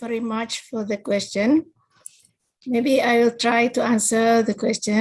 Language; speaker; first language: English; non-native, learner; Indonesian